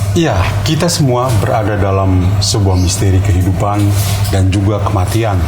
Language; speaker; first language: Indonesian; native; Indonesian